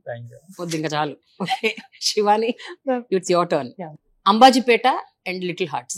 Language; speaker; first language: Telugu; native; Telugu